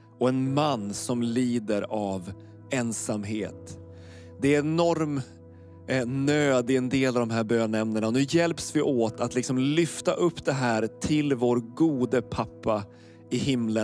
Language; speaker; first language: Swedish; native; Swedish